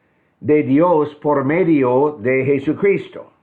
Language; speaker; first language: Spanish; non-native, fluent; English